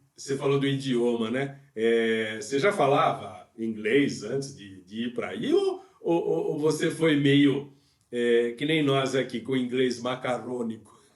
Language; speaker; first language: Portuguese; native; Portuguese